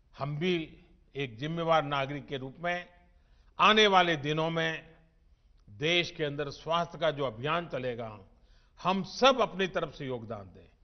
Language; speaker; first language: Hindi; non-native, local second language; Gujarati